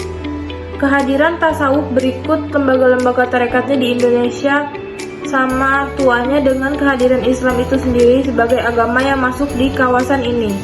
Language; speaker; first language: Indonesian; native; Indonesian